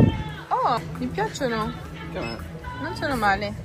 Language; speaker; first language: Italian; non-native, learner; French